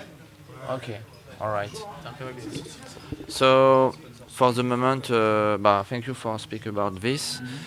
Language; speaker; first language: English; non-native, learner; French